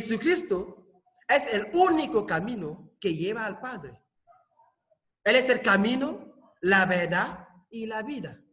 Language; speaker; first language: Spanish; non-native, fluent; French